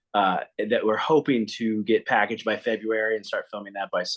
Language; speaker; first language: English; native; English